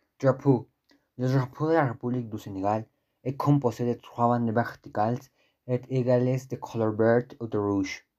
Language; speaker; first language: French; non-native, learner; Spanish